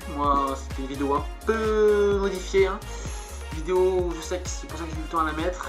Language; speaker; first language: French; native; French